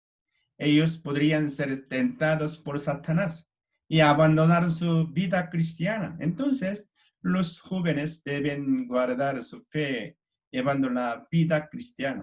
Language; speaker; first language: Spanish; non-native, fluent; Korean